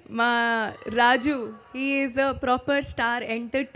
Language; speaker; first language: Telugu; non-native, local second language; Hindi